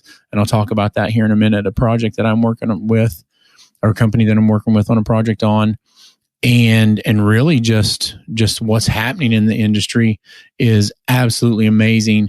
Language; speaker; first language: English; native; English